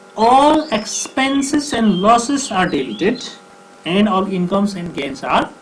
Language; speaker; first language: English; non-native, local second language; Nepali